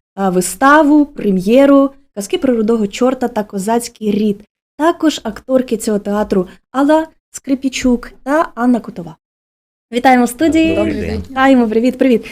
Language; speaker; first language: Ukrainian; native; Ukrainian